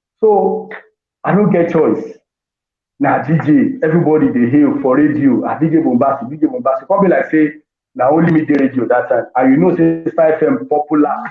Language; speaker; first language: Nigerian Pidgin; non-native, local second language; Yoruba